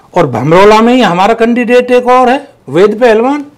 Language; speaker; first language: Hindi; native; Hindi